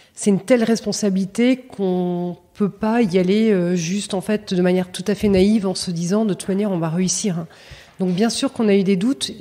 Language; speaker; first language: French; native; French